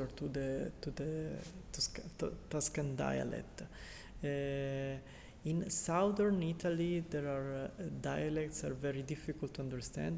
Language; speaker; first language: English; non-native, fluent; Italian